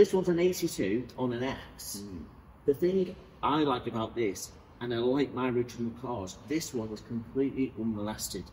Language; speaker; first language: English; native; English